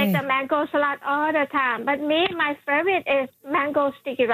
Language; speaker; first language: English; non-native, fluent; Thai